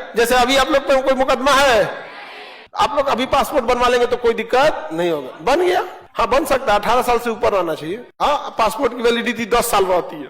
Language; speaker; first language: Hindi; native; Hindi